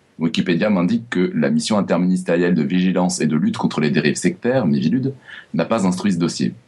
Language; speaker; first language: French; native; French